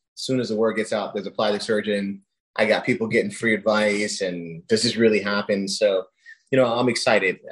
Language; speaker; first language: English; early bilingual, other home language; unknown